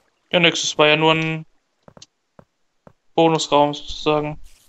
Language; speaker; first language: German; native; German